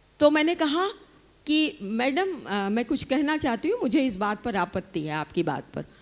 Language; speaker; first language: Hindi; native; Hindi